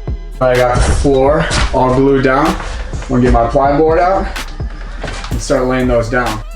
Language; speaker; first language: English; native; English